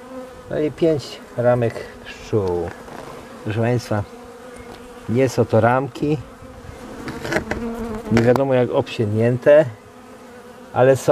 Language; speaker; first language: Polish; native; Polish